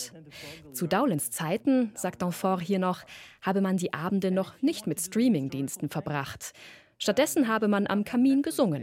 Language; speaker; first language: German; native; German